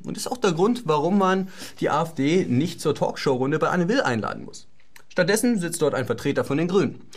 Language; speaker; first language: German; native; German